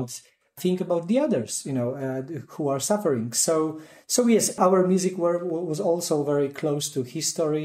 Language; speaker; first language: English; non-native, fluent; Polish